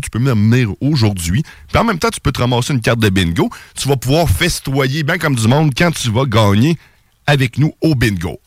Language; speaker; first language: French; native; French